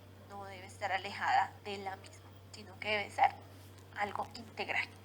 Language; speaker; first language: Spanish; native; Spanish